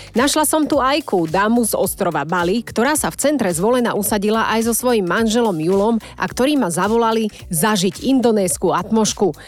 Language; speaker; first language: Slovak; native; Slovak